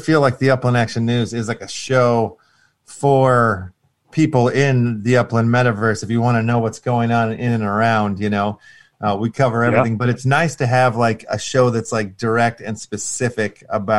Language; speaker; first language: English; native; English